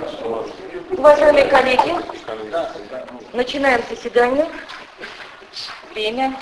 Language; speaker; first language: Russian; native; Russian